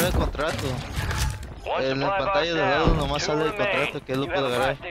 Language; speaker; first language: Spanish; early bilingual, heritage; English